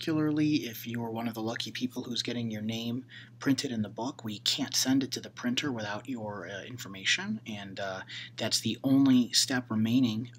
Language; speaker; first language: English; native; English